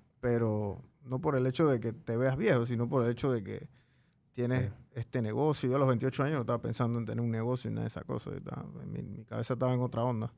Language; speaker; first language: Spanish; native; Spanish